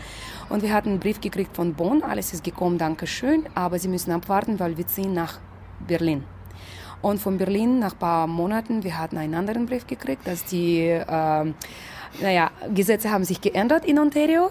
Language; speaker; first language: German; non-native, fluent; Russian